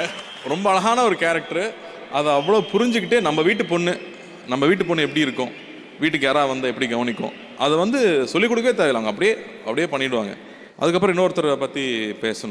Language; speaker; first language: Tamil; native; Tamil